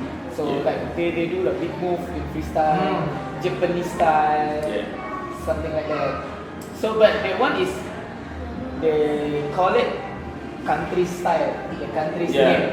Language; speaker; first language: English; non-native, fluent; Indonesian